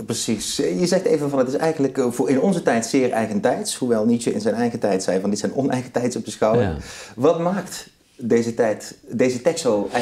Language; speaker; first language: Dutch; native; Dutch